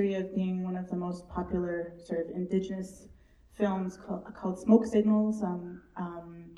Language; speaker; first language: English; native; English